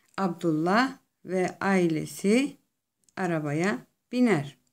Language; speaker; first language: Turkish; native; Turkish